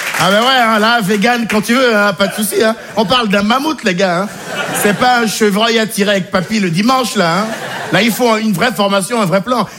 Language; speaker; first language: French; native; French